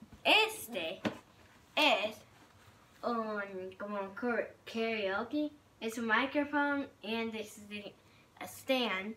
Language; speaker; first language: Spanish; early bilingual, heritage; Spanish